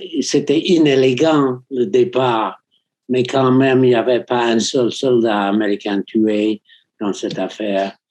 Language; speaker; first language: French; non-native, fluent; English